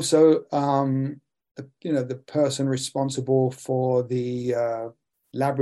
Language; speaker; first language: English; native; English